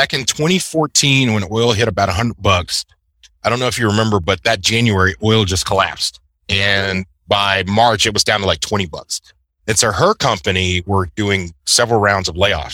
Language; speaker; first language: English; native; English